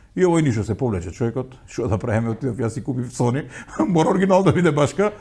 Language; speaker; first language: Macedonian; native; Macedonian